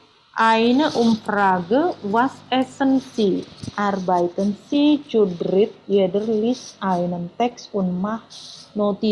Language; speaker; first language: German; non-native, fluent; Indonesian